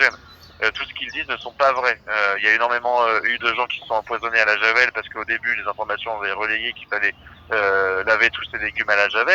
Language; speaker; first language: French; native; French